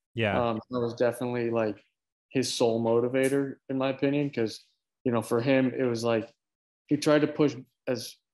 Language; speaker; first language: English; native; English